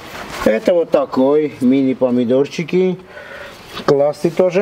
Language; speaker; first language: Russian; non-native, fluent; Armenian